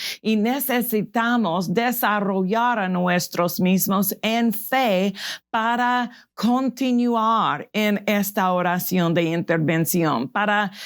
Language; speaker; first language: Spanish; non-native, fluent; English